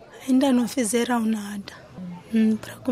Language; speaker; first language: Portuguese; non-native, local second language; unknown